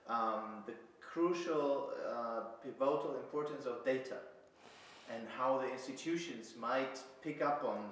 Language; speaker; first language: English; non-native, fluent; German